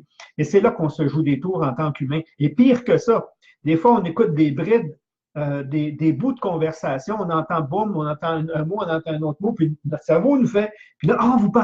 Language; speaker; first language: French; native; French